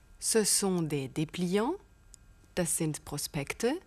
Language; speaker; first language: French; non-native, fluent; German